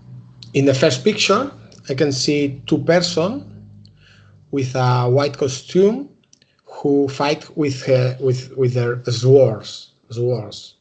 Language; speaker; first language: English; non-native, learner; Spanish